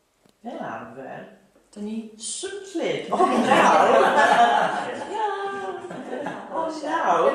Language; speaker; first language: Welsh; non-native, learner; English